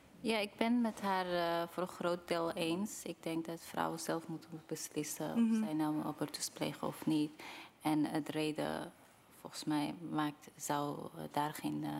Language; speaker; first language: Dutch; non-native, fluent; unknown